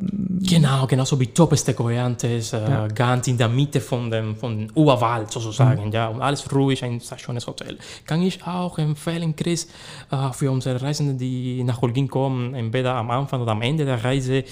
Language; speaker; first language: German; non-native, learner; Spanish